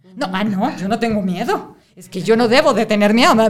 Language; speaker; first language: Spanish; native; Spanish